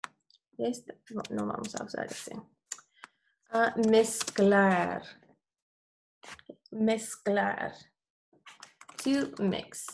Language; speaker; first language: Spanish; non-native, fluent; English